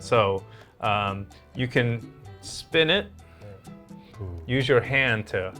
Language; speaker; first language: English; early bilingual, other home language; Korean